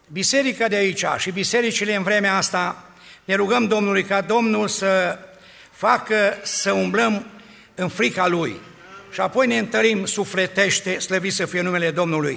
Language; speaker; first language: Romanian; native; Romanian